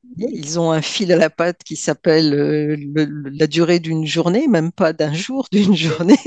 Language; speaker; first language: French; native; French